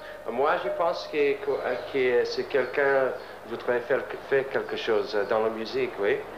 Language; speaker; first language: French; non-native, learner; English